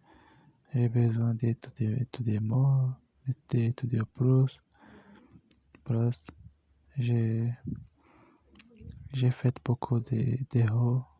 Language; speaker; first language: French; non-native, learner; Portuguese